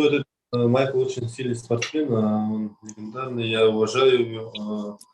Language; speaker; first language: Russian; non-native, learner; Kazakh